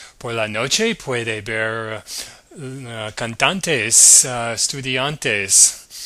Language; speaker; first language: Spanish; non-native, learner; English